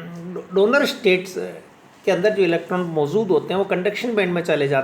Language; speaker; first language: Hindi; native; Hindi